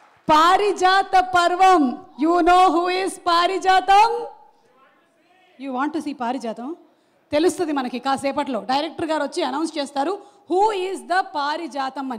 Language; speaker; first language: Telugu; native; Telugu